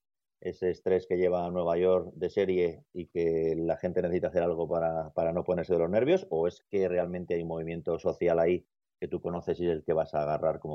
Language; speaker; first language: Spanish; native; Spanish